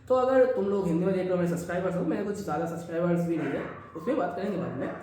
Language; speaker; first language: Hindi; non-native, local second language; Bangla